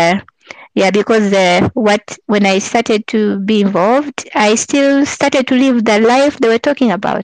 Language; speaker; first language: English; non-native, local second language; Ganda